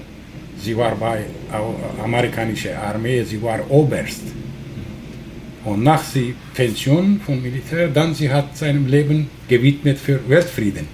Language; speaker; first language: German; non-native, learner; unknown